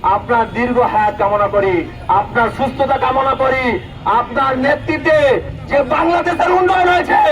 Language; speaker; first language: Bangla; non-native, local second language; Urdu